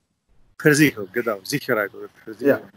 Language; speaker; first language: German; non-native, fluent; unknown